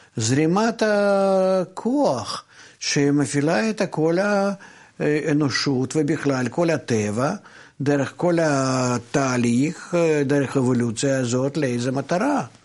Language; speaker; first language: Hebrew; non-native, fluent; Russian